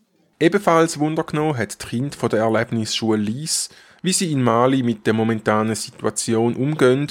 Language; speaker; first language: German; native; German